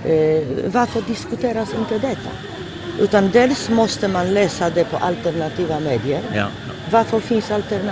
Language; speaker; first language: Swedish; non-native, fluent; Polish